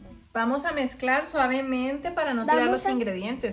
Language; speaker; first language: Spanish; native; Spanish